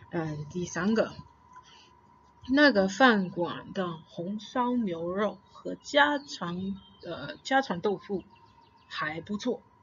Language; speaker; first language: Chinese; non-native, fluent; English